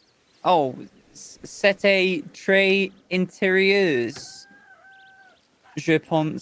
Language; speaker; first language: French; non-native, learner; English